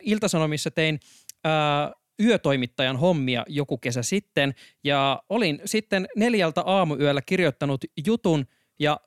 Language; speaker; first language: Finnish; native; Finnish